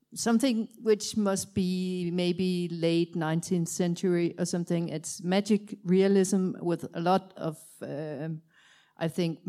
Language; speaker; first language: English; non-native, fluent; Danish